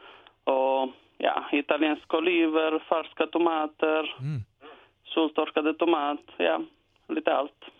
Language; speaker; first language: Swedish; non-native, learner; Italian